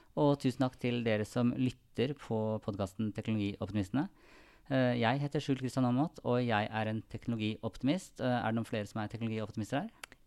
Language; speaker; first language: Norwegian; native; Norwegian